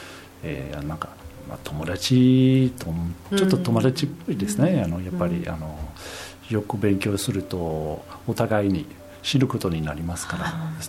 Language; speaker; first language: Japanese; non-native, fluent; French